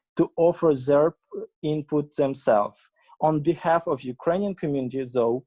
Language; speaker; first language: English; non-native, fluent; Ukrainian